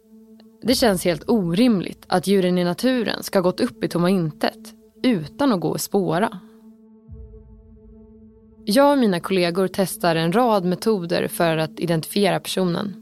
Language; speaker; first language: Swedish; native; Swedish